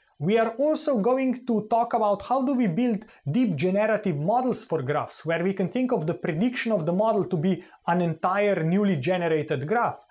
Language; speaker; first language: English; non-native, fluent; Slovenian